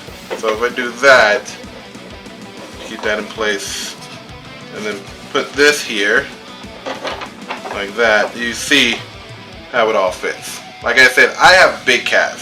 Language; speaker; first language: English; native; English